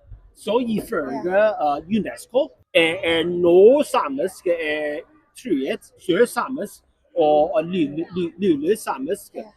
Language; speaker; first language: Norwegian; non-native, learner; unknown